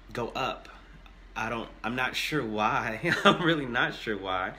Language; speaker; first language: English; native; English